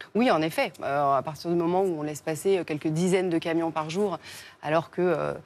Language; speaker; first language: French; native; French